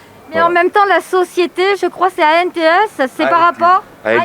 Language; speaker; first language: French; native; French